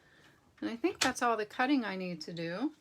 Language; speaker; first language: English; native; English